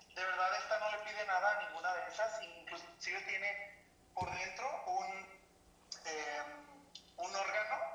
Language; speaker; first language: Spanish; native; Spanish